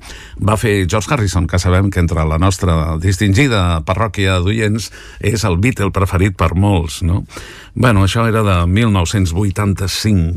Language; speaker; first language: Catalan; native; Catalan